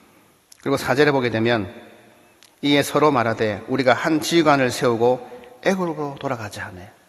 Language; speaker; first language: Korean; native; Korean